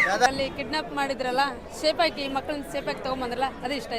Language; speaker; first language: Kannada; native; Kannada